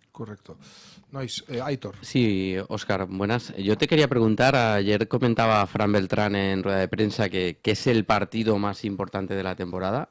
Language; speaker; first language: Spanish; non-native, local second language; Catalan